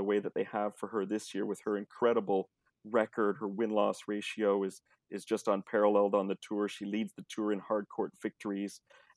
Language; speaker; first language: English; native; English